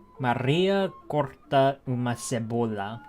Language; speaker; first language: Portuguese; non-native, learner; English